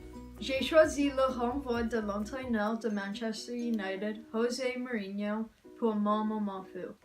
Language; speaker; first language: French; non-native, learner; English